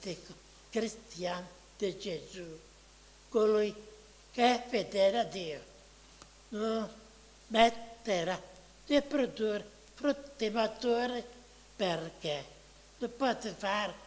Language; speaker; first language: Italian; non-native, fluent; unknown